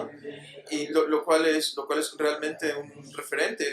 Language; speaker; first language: Spanish; native; Spanish